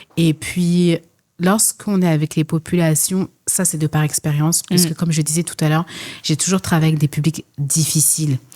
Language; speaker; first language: French; early bilingual, other home language; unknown